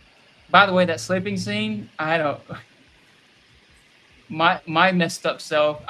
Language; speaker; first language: English; native; English